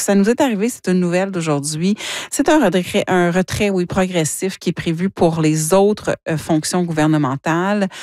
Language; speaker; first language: French; native; French